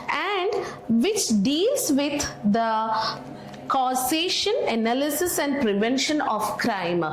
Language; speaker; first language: English; non-native, local second language; Malayalam